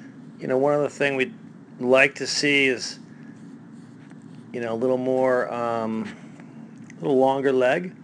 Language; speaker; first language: English; native; English